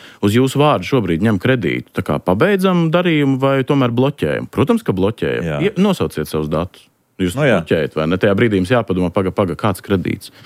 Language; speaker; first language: Latvian; native; Latvian